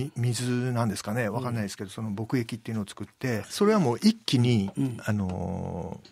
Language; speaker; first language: Japanese; native; Japanese